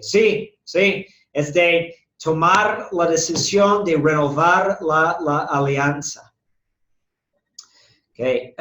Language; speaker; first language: Spanish; non-native, fluent; English